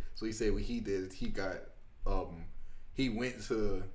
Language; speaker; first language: English; native; English